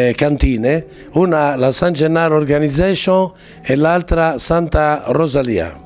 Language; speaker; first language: Italian; native; Italian